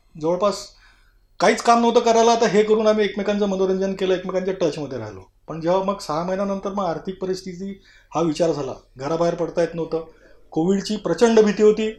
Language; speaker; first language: Marathi; native; Marathi